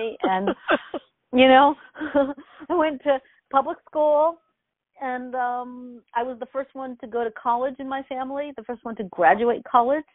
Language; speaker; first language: English; native; English